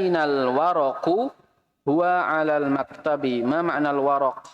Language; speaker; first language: Arabic; non-native, fluent; Indonesian